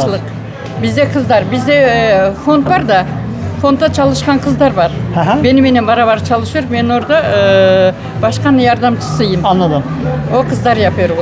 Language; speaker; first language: Turkish; non-native, local second language; Kyrgyz